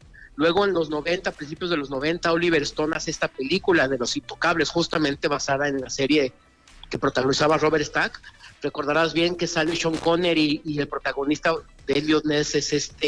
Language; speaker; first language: Spanish; native; Spanish